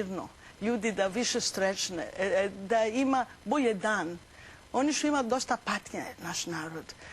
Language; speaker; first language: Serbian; non-native, learner; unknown